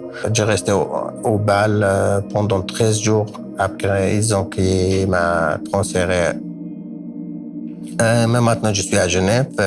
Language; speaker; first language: French; non-native, learner; Kurdish